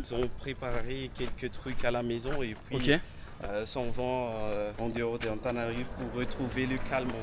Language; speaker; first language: French; non-native, local second language; Malagasy